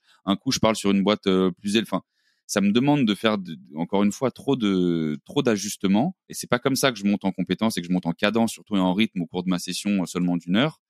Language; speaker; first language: French; native; French